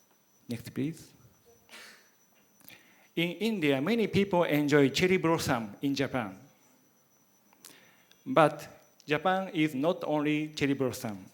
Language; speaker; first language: English; non-native, learner; Japanese